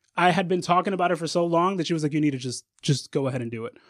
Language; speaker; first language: English; native; English